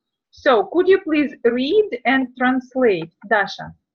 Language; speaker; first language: English; non-native, fluent; Russian